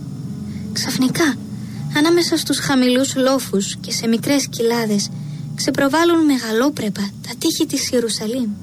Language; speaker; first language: Greek; native; Greek